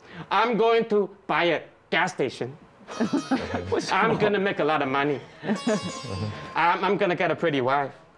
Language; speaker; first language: English; non-native, fluent; Chinese